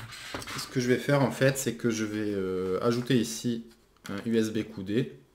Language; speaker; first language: French; native; French